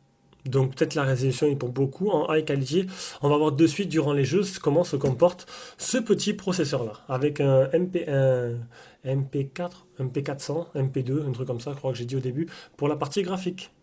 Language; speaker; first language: French; native; French